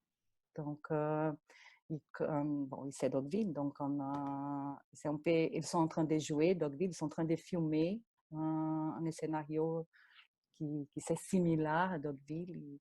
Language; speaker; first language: French; non-native, fluent; Portuguese